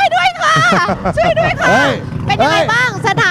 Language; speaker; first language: Thai; native; Thai